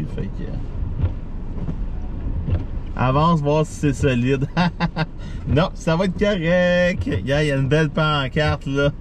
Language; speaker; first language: French; native; French